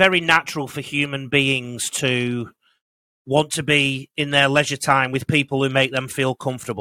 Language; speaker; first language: English; native; English